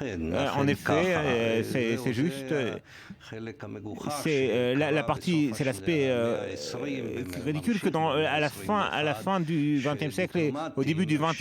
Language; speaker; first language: French; non-native, fluent; Hebrew